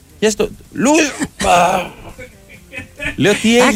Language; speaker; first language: Greek; native; Greek